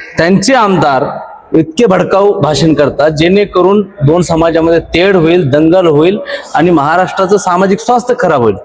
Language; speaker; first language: Marathi; non-native, local second language; Urdu